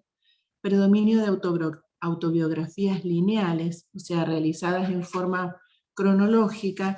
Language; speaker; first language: Spanish; native; Spanish